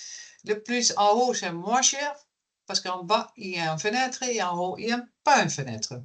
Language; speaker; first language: French; non-native, fluent; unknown